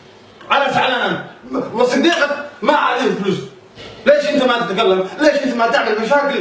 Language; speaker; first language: Arabic; non-native, learner; Somali